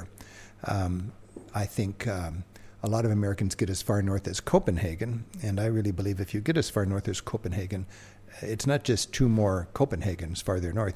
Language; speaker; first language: English; native; English